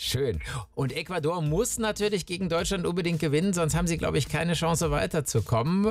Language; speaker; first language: German; native; German